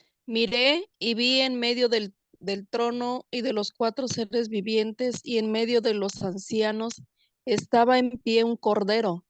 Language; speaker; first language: Spanish; native; Spanish